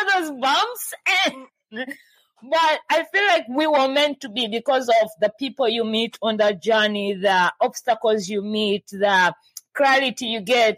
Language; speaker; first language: English; non-native, local second language; Swahili